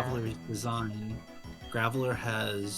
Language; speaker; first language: English; native; English